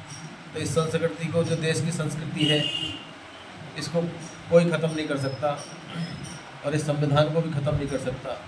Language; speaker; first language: Hindi; native; Hindi